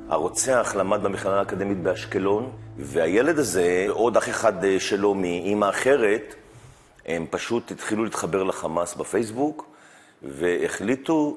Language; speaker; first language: Hebrew; native; Hebrew